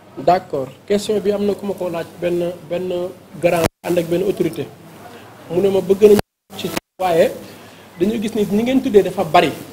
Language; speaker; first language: Wolof; non-native, local second language; Fula